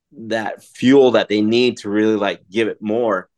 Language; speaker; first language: English; native; English